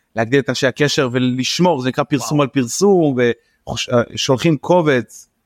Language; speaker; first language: Hebrew; native; Hebrew